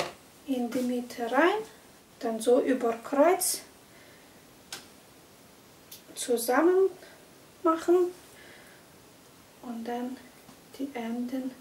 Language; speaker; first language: German; non-native, fluent; Russian